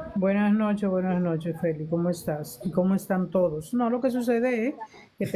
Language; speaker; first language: Spanish; native; Spanish